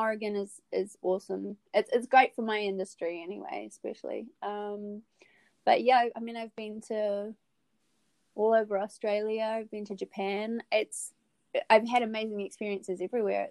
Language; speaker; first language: English; native; English